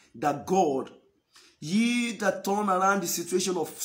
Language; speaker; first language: English; non-native, local second language; Yoruba